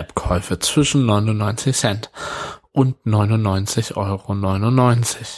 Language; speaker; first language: German; native; German